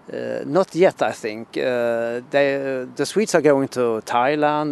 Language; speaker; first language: English; non-native, fluent; Swedish